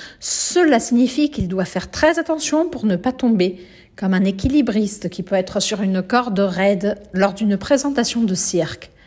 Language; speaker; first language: French; non-native, fluent; Portuguese